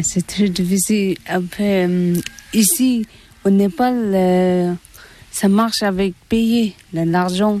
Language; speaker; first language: French; non-native, learner; Tibetan